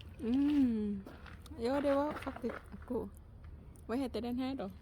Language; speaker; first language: Swedish; non-native, learner; Thai